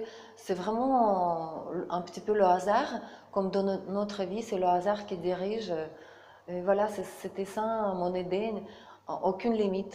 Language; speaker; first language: French; non-native, learner; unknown